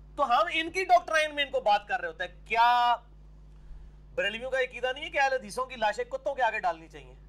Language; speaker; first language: Urdu; non-native, local second language; Punjabi